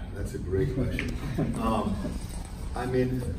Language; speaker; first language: English; native; English